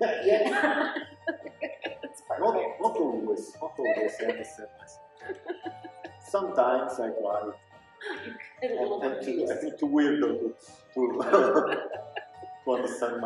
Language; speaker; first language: English; non-native, learner; Italian